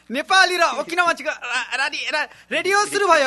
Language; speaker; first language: Japanese; non-native, fluent; Nepali